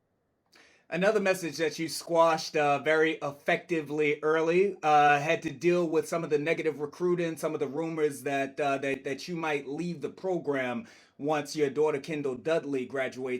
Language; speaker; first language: English; native; English